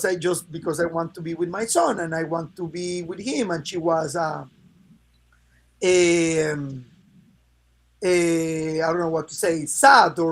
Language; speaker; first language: English; non-native, fluent; Spanish